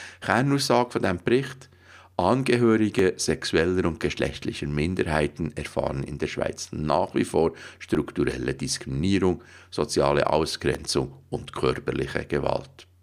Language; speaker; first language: German; native; German